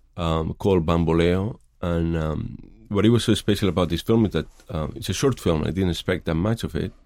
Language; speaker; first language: English; non-native, fluent; Spanish